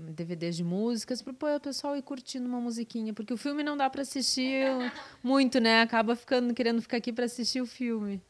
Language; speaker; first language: Portuguese; native; Portuguese